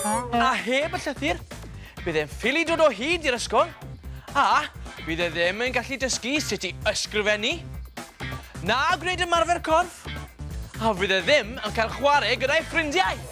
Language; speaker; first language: Welsh; native; Welsh